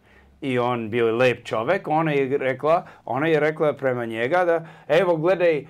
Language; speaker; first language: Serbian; early bilingual, heritage; English